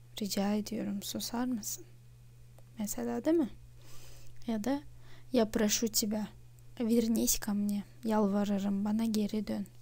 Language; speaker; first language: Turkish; non-native, fluent; Russian